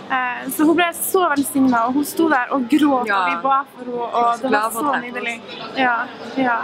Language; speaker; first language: Norwegian; native; Norwegian